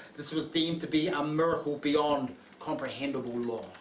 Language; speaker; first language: English; native; English